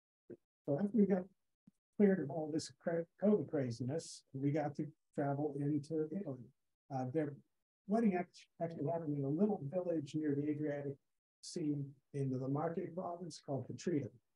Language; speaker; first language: English; native; English